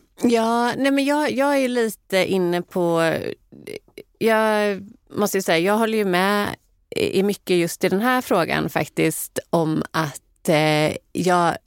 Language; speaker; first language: Swedish; native; Swedish